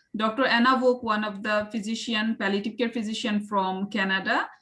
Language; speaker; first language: English; non-native, local second language; Bangla